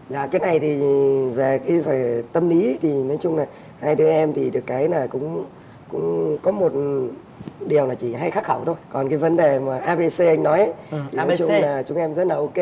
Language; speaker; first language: Vietnamese; native; Vietnamese